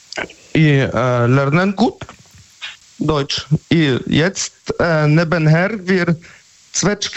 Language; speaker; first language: German; non-native, learner; Polish